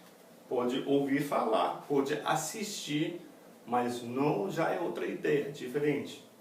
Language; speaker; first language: Portuguese; non-native, fluent; English